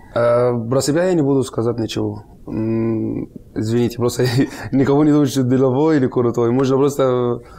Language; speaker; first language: Russian; non-native, learner; Arabic